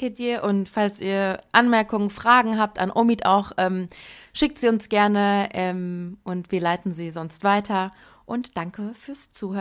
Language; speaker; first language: German; early bilingual, other home language; Persian